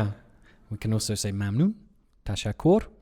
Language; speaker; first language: English; non-native, fluent; Persian